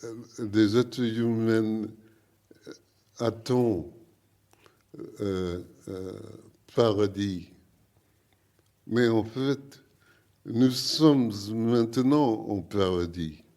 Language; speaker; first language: French; non-native, learner; English